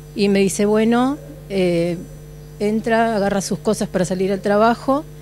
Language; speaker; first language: Spanish; native; Spanish